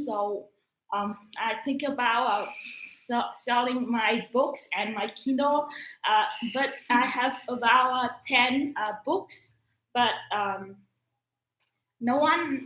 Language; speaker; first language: English; non-native, learner; Vietnamese